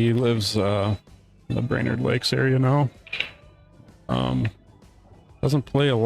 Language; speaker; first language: English; native; English